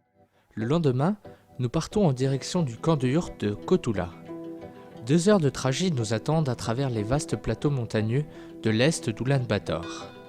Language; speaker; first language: French; native; French